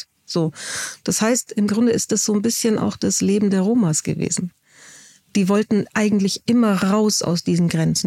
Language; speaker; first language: German; native; German